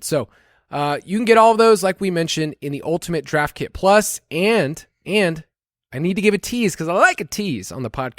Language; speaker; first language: English; native; English